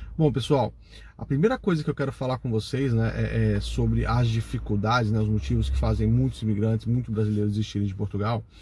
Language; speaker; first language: Portuguese; native; Portuguese